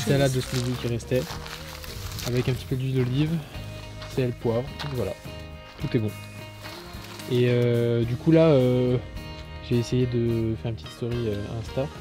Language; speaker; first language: French; native; French